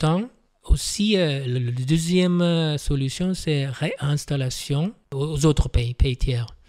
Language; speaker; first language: French; non-native, fluent; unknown